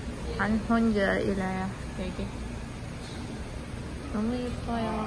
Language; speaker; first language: Korean; non-native, learner; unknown